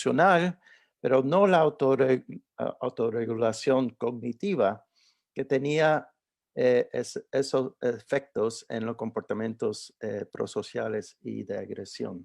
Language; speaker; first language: Spanish; early bilingual, heritage; Spanish